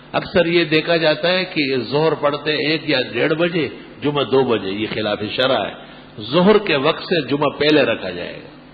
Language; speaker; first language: Urdu; non-native, local second language; Pashto